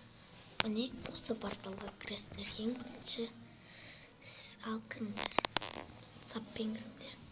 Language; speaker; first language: Kazakh; native; Kazakh